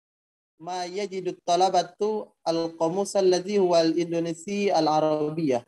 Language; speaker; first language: Arabic; non-native, learner; Indonesian